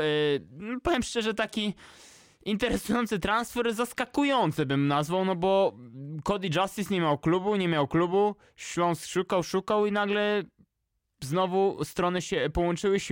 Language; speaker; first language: Polish; native; Polish